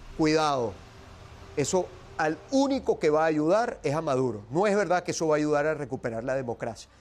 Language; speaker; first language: Spanish; native; Spanish